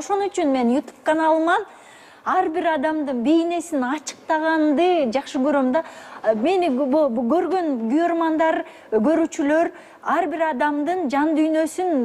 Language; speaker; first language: Kyrgyz; native; Kyrgyz